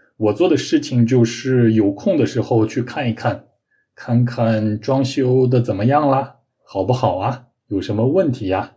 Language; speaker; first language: Chinese; native; Chinese